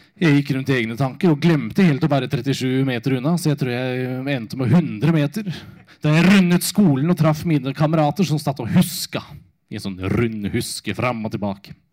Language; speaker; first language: Norwegian; native; Norwegian